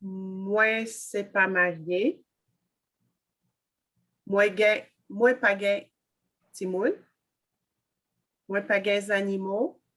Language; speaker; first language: Haitian Creole; non-native, learner; French